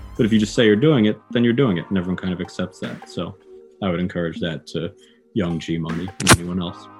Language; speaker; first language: English; native; English